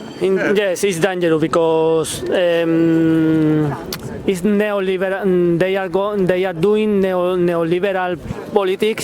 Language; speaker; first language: English; non-native, learner; Spanish